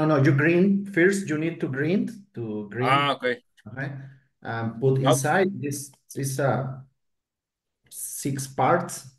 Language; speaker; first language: English; non-native, learner; Spanish